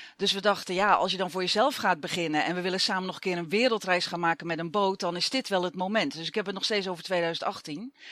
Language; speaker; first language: Dutch; native; Dutch